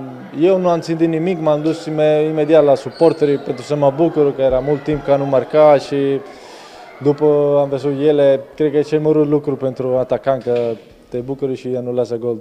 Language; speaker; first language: Romanian; non-native, learner; Italian